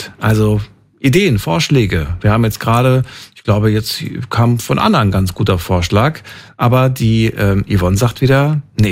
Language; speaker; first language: German; native; German